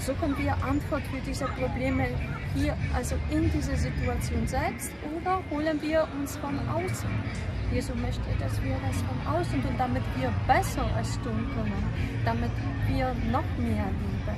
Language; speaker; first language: German; non-native, fluent; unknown